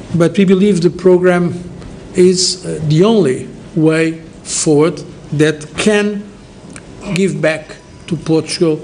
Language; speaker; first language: English; non-native, fluent; Portuguese